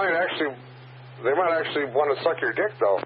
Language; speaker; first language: English; native; English